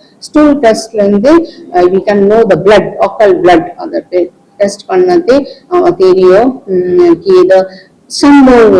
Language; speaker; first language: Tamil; non-native, local second language; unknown